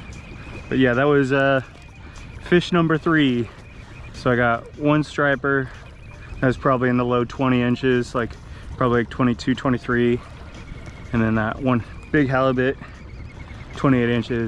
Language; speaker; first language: English; native; English